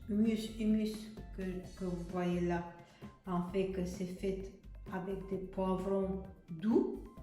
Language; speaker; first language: French; non-native, fluent; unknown